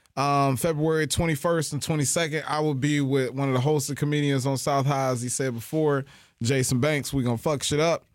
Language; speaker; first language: English; native; English